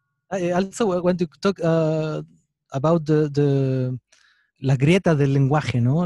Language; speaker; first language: English; non-native, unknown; Spanish